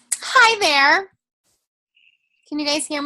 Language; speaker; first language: English; native; English